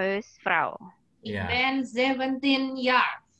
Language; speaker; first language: Dutch; non-native, learner; Indonesian